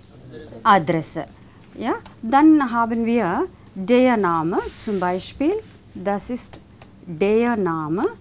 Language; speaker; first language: German; non-native, fluent; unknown